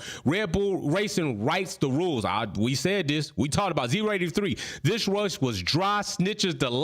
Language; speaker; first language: English; native; English